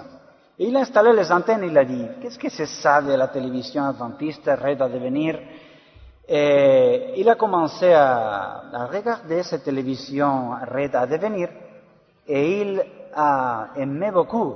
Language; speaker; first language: French; non-native, learner; Spanish